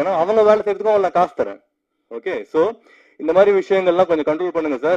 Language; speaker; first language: Tamil; native; Tamil